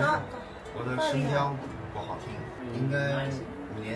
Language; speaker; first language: Chinese; non-native, learner; Indonesian